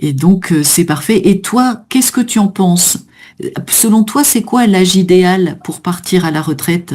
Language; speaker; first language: French; native; French